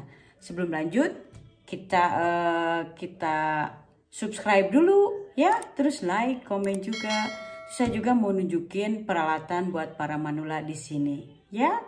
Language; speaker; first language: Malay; non-native, local second language; Sundanese